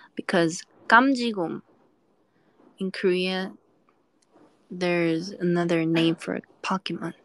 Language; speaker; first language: English; non-native, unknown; Korean